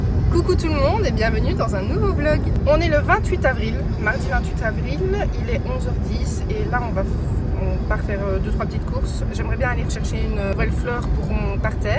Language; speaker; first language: French; native; French